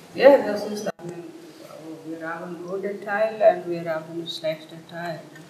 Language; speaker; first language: German; non-native, learner; Telugu